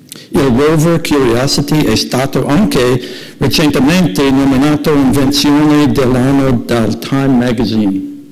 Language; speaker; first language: Italian; non-native, learner; English